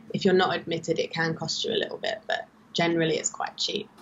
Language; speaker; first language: English; native; English